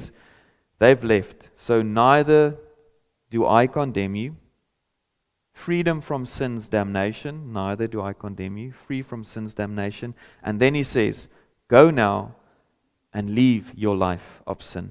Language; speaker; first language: English; non-native, local second language; Afrikaans